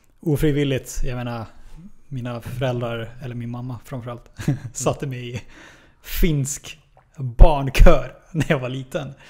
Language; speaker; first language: Swedish; native; Swedish